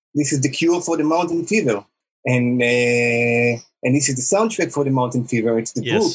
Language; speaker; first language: English; non-native, fluent; Hebrew